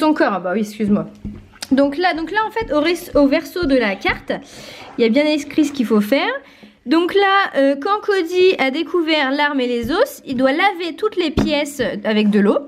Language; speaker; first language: French; native; French